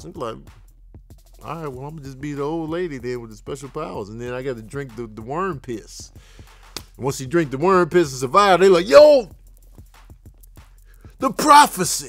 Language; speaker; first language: English; native; English